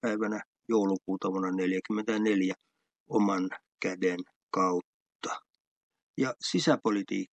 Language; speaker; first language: Finnish; native; Finnish